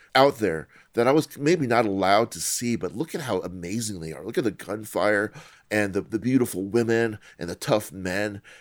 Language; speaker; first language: English; native; English